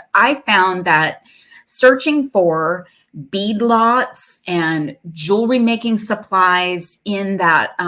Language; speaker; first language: English; native; English